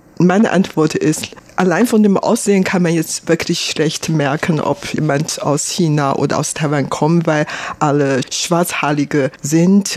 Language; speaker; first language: German; non-native, fluent; Chinese